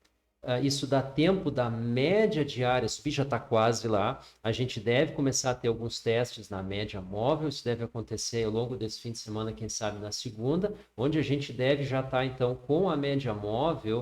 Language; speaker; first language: Portuguese; native; Portuguese